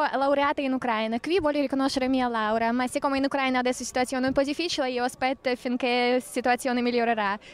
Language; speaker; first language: Italian; non-native, learner; Ukrainian